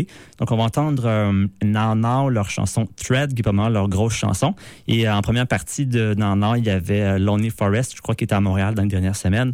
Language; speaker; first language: French; native; French